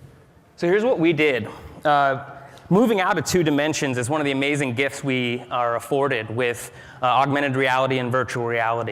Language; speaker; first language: English; native; English